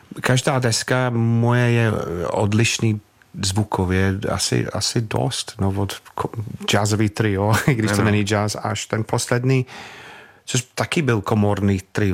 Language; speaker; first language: Czech; non-native, fluent; English